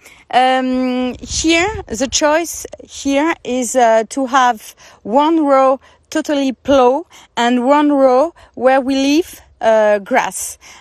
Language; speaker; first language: English; non-native, learner; French